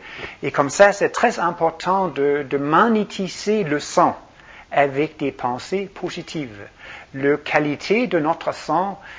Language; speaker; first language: French; non-native, fluent; Danish